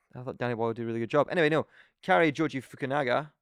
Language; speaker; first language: English; native; English